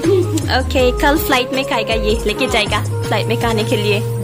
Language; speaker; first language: Hindi; non-native, local second language; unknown